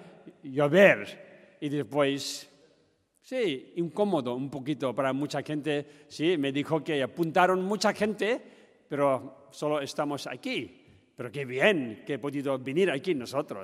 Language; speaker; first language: Spanish; non-native, learner; Tibetan